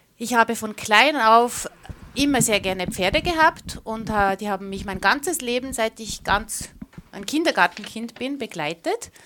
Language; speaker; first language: German; native; German